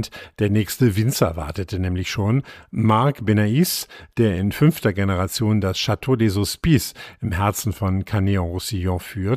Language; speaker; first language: German; native; German